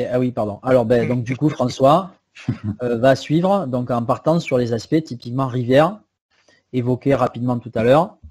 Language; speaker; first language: French; native; French